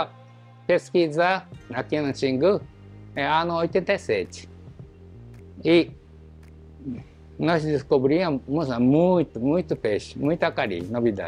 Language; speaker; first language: Portuguese; non-native, learner; Japanese